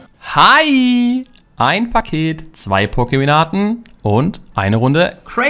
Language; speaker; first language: German; native; German